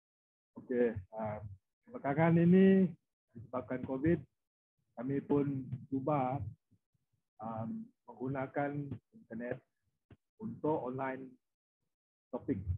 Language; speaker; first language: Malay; non-native, local second language; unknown